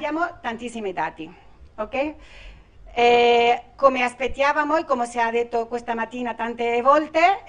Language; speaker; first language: Italian; non-native, learner; Spanish